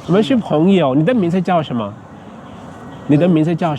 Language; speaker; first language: Chinese; non-native, fluent; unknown